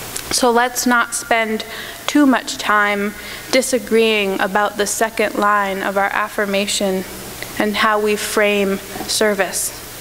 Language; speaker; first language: English; native; English